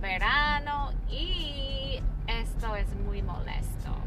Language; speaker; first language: Spanish; non-native, fluent; English